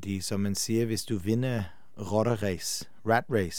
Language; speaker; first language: Danish; non-native, fluent; English